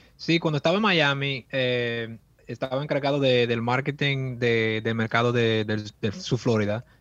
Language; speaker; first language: Spanish; early bilingual, heritage; Spanish